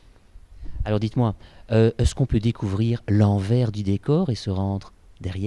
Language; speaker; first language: French; native; French